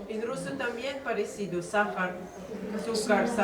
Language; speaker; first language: Spanish; non-native, learner; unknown